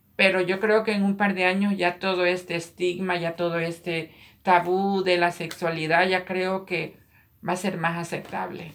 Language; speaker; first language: Spanish; native; Spanish